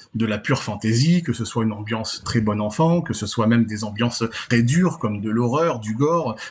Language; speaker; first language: French; native; French